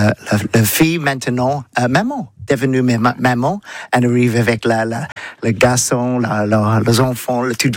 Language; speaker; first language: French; non-native, learner; English